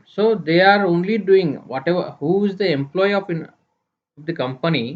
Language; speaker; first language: English; non-native, local second language; Kannada